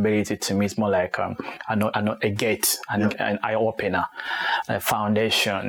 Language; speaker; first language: English; non-native, local second language; Kinyarwanda